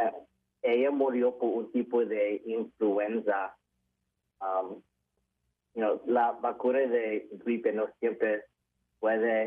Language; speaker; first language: Spanish; early bilingual, heritage; English